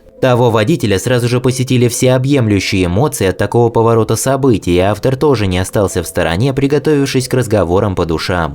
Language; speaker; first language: Russian; native; Russian